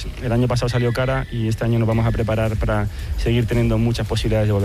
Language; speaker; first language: Spanish; native; Spanish